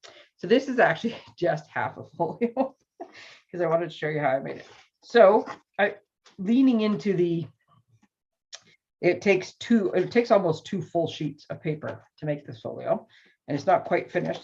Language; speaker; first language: English; native; English